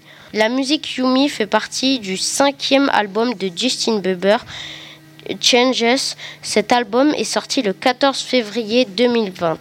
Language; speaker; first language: French; native; French